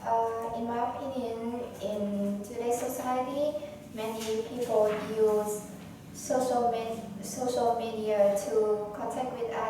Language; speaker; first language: English; non-native, learner; Vietnamese